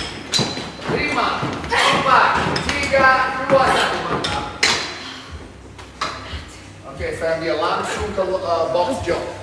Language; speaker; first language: Indonesian; non-native, fluent; English